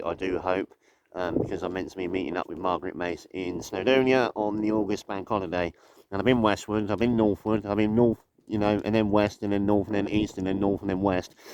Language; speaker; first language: English; native; English